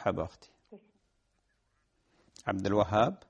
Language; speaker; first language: Arabic; native; Arabic